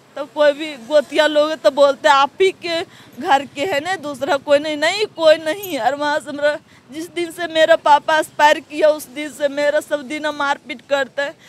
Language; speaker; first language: Hindi; native; Hindi